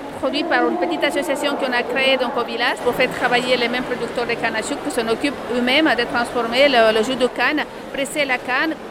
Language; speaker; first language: French; non-native, fluent; Spanish